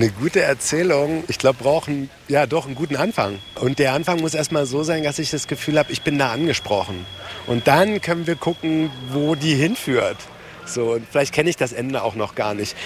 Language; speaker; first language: German; native; German